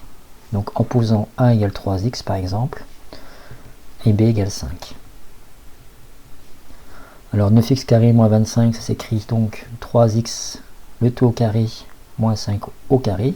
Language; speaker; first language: French; native; French